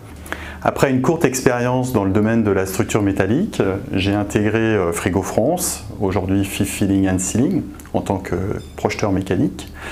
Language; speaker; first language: French; native; French